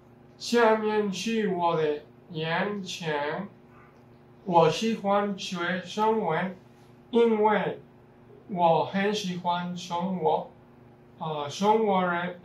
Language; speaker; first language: Chinese; non-native, learner; Spanish